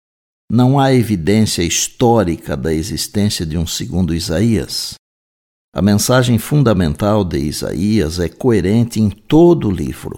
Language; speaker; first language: Portuguese; native; Portuguese